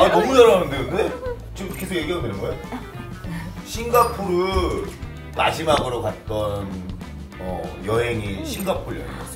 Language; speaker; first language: Korean; native; Korean